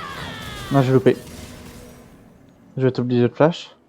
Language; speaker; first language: French; native; French